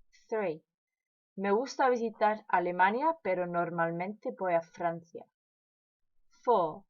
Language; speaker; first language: Spanish; non-native, fluent; English